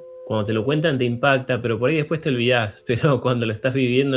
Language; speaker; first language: Spanish; native; Spanish